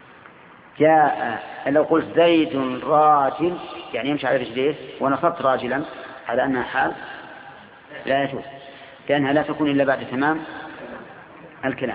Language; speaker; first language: Arabic; native; Arabic